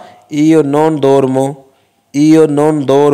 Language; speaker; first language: Italian; non-native, fluent; Punjabi